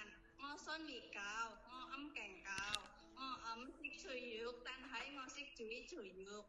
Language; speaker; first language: Cantonese; non-native, learner; Indonesian